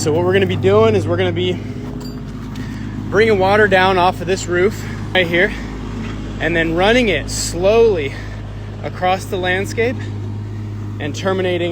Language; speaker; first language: English; native; English